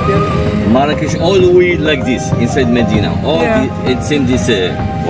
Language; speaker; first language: English; non-native, learner; Arabic